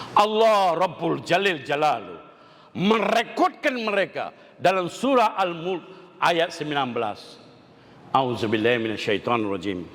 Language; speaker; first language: Malay; non-native, local second language; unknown